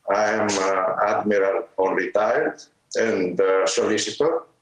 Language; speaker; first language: English; non-native, learner; Greek